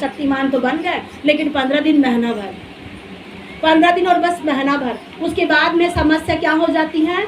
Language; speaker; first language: Hindi; native; Hindi